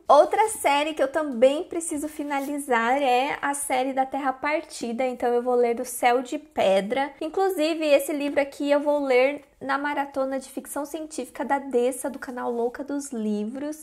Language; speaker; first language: Portuguese; native; Portuguese